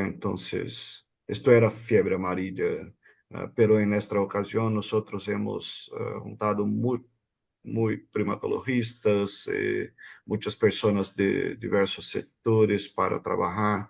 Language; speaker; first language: Spanish; non-native, fluent; Portuguese